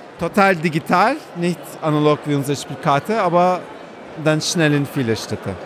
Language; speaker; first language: German; non-native, fluent; Turkish